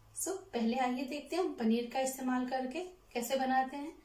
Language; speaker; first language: Hindi; non-native, local second language; Telugu